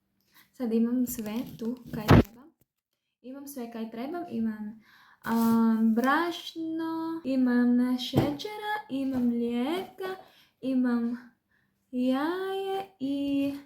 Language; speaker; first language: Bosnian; non-native, learner; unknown